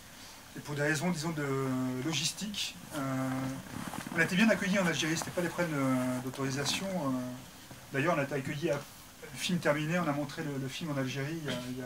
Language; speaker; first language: French; native; French